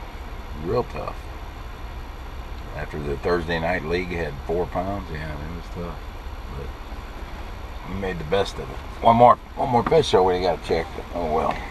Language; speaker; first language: English; native; English